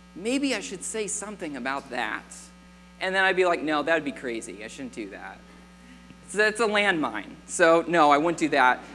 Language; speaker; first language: English; native; English